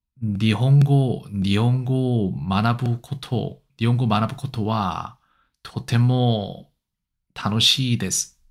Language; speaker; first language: Japanese; non-native, learner; Korean